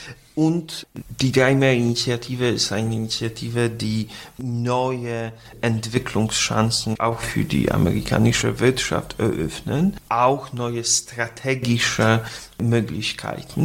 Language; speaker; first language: German; non-native, fluent; Polish